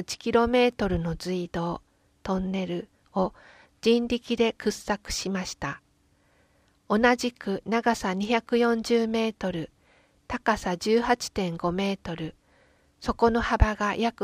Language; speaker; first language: Japanese; native; Japanese